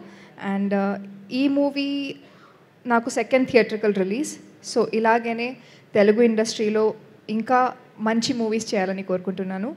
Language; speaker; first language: Telugu; non-native, fluent; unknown